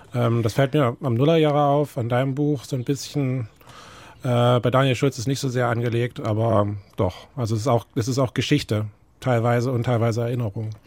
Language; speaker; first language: German; native; German